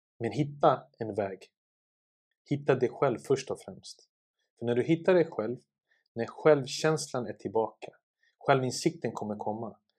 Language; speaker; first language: Swedish; early bilingual, other home language; Serbian